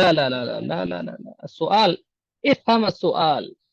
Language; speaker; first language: Arabic; non-native, fluent; Urdu